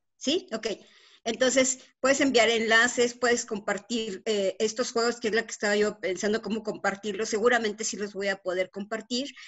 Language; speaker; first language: Spanish; native; Spanish